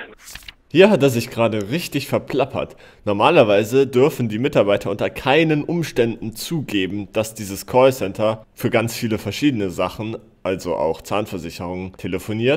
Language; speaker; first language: German; native; German